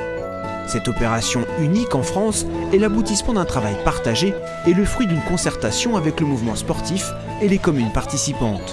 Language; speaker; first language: French; native; French